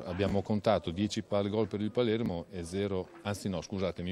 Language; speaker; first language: Italian; native; Italian